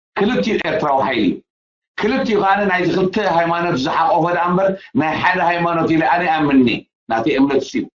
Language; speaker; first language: Tigrinya; native; Tigrinya